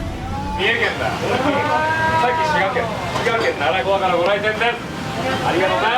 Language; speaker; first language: Japanese; native; Japanese